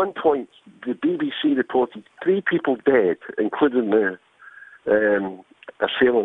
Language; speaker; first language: English; native; English